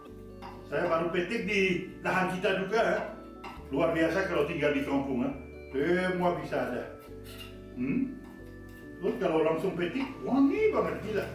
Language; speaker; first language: Indonesian; non-native, fluent; French